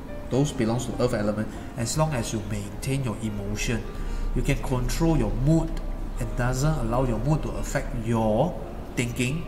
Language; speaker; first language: English; non-native, local second language; Chinese